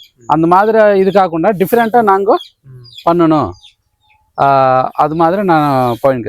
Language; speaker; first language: Tamil; non-native, local second language; Telugu